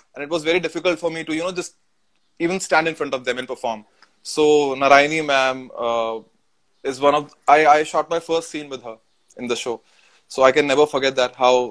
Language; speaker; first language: English; non-native, local second language; Hindi